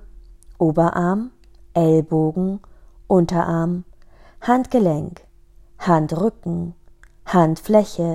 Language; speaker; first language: German; native; German